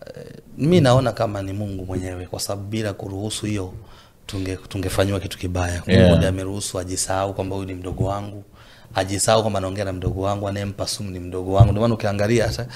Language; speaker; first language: Swahili; native; Swahili